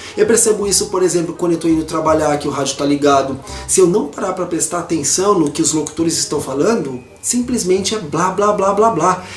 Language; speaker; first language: Portuguese; native; Portuguese